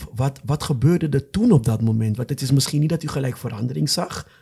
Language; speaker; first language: Dutch; non-native, fluent; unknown